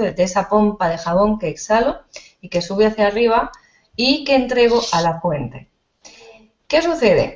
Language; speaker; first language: Spanish; native; Spanish